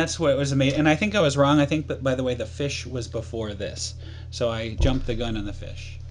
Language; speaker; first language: English; native; English